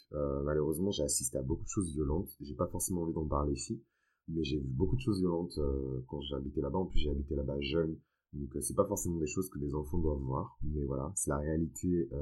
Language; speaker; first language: French; early bilingual, other home language; Fon